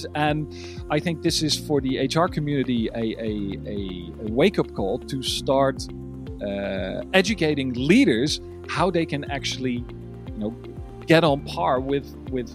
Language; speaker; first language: English; non-native, fluent; Dutch